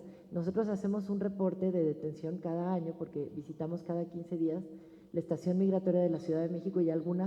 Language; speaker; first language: Spanish; native; Spanish